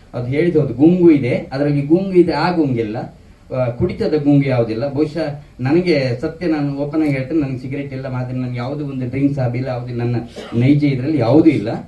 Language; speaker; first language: Kannada; native; Kannada